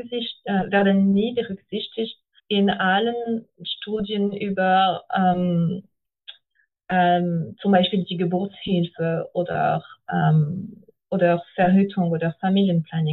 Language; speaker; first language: German; non-native, fluent; English